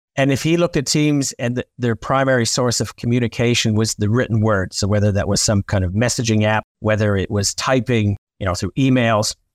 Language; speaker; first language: English; native; English